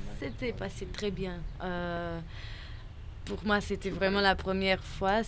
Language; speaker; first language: French; non-native, fluent; Portuguese